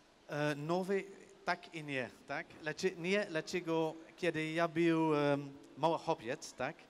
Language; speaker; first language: Polish; non-native, learner; Dutch